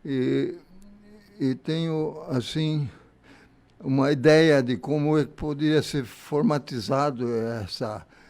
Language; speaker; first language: Portuguese; early bilingual, other home language; German